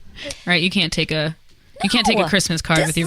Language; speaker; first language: English; native; English